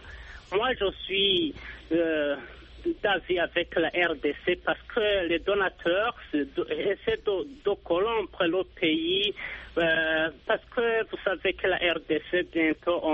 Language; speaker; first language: French; non-native, local second language; Rundi